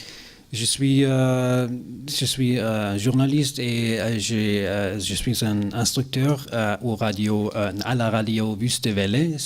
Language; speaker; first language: French; non-native, learner; German